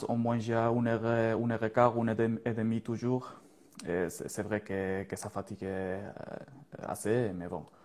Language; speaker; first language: French; non-native, learner; Spanish